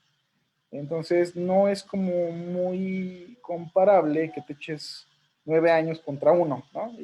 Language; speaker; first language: Spanish; native; Spanish